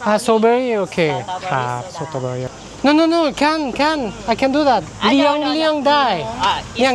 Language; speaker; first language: Thai; non-native, learner; French